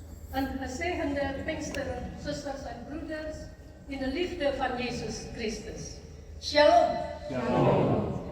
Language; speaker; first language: Dutch; non-native, fluent; Indonesian